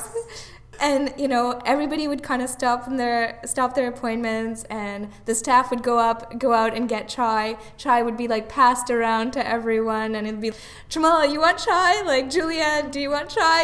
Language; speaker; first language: English; non-native, local second language; Tamil